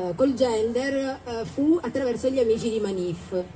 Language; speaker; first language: Italian; native; Italian